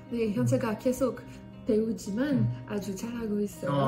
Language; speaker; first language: Korean; non-native, learner; English